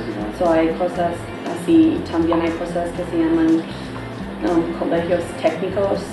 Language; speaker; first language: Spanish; non-native, learner; English